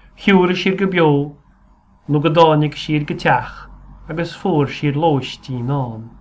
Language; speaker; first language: Irish; native; Irish